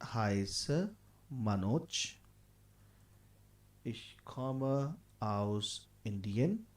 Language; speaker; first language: German; non-native, fluent; Hindi